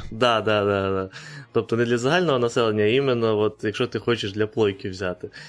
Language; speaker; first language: Ukrainian; native; Ukrainian